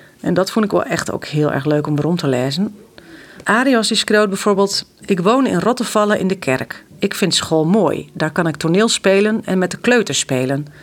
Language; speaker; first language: Dutch; non-native, local second language; Western Frisian